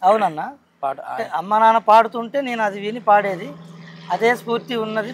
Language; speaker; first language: Telugu; native; Telugu